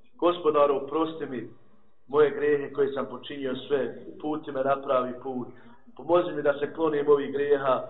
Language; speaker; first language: Bosnian; native; Bosnian